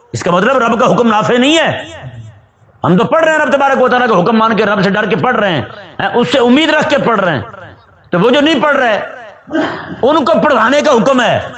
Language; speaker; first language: Urdu; non-native, local second language; Punjabi